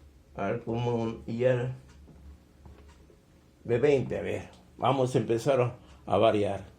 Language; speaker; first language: Spanish; native; Spanish